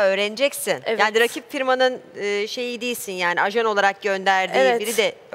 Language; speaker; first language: Turkish; native; Turkish